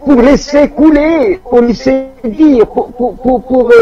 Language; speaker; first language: French; non-native, local second language; Arabic